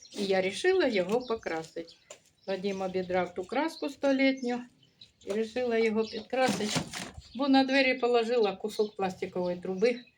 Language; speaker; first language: Ukrainian; native; Ukrainian